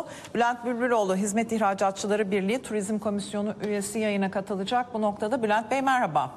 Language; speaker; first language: Turkish; native; Turkish